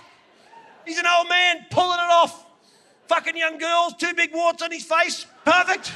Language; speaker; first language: English; native; English